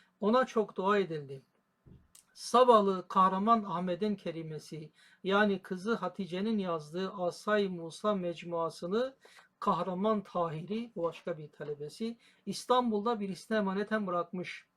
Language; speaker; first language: Turkish; native; Turkish